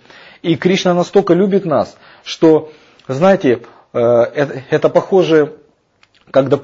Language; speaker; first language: Russian; native; Russian